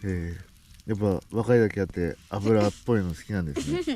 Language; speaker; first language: Japanese; native; Japanese